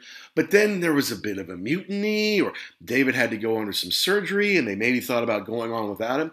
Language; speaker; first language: English; native; English